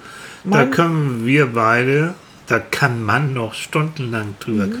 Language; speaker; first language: German; native; German